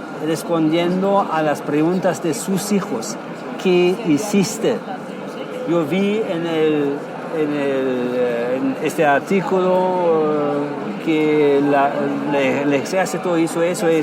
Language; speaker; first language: Spanish; non-native, fluent; German